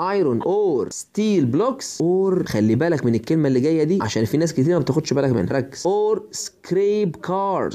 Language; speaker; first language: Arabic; native; Arabic